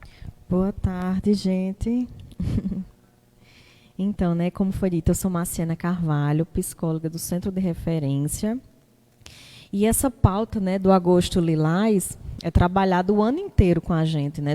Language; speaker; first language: Portuguese; native; Portuguese